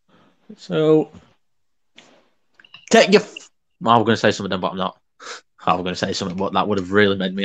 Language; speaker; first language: English; native; English